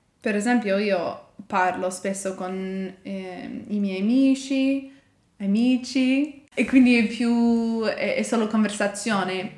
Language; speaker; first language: Italian; non-native, learner; English